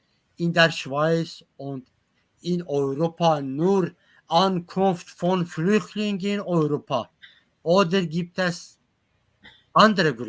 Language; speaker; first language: German; non-native, learner; Kurdish